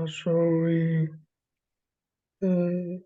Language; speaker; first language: English; non-native, learner; Vietnamese